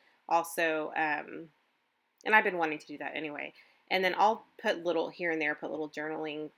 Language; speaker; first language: English; native; English